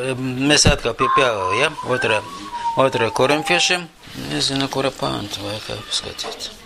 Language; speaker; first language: Latvian; non-native, local second language; Russian